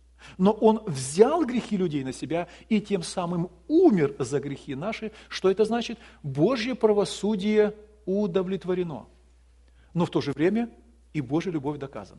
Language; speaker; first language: Russian; native; Russian